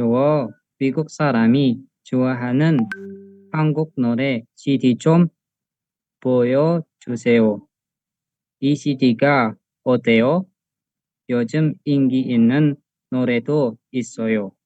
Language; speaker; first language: Korean; non-native, learner; Indonesian